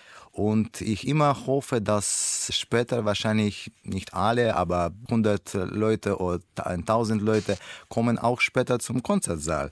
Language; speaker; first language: German; non-native, learner; Russian